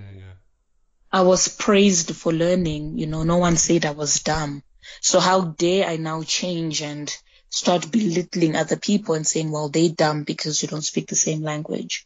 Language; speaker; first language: English; early bilingual, other home language; Shona